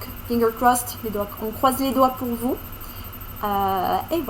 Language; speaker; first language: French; non-native, fluent; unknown